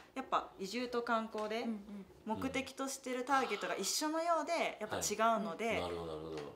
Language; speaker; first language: Japanese; native; Japanese